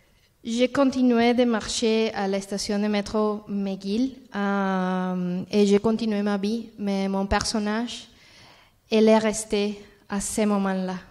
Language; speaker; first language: French; non-native, learner; Spanish